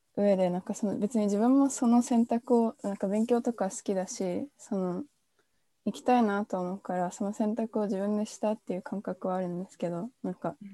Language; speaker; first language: Japanese; native; Japanese